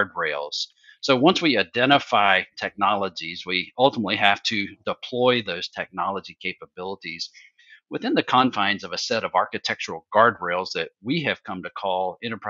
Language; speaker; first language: English; native; English